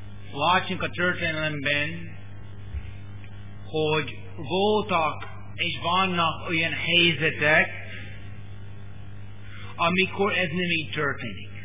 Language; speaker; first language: Hungarian; non-native, learner; English